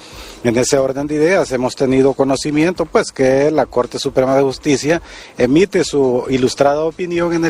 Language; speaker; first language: Spanish; native; Spanish